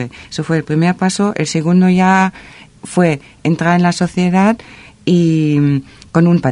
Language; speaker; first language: Spanish; non-native, fluent; German